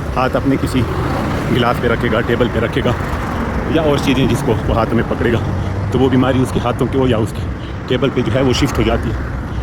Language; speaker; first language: Urdu; non-native, local second language; Pashto